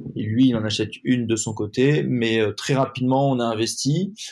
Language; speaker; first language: French; native; French